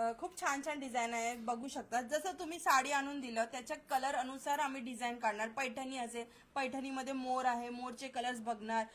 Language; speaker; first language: Marathi; non-native, local second language; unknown